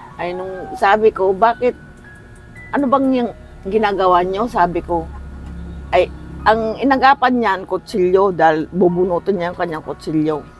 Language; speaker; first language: Filipino; non-native, local second language; Waray